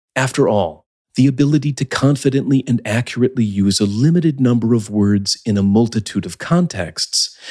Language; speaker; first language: English; native; English